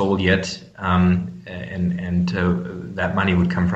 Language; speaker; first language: English; non-native, fluent; German